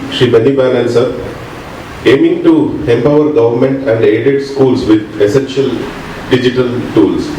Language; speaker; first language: English; non-native, local second language; Malayalam